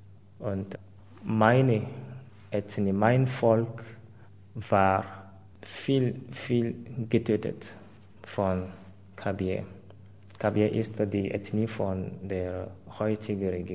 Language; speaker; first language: German; non-native, fluent; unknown